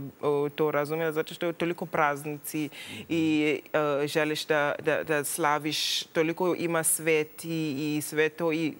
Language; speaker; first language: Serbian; non-native, learner; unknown